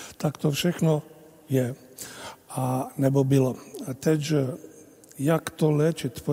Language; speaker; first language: Czech; non-native, fluent; Bosnian